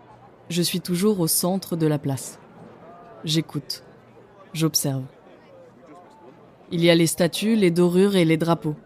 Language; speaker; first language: French; native; French